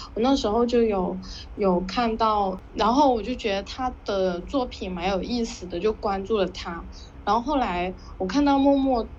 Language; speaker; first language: Chinese; non-native, local second language; Hakka Chinese